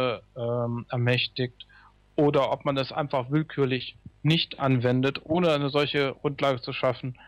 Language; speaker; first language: German; native; German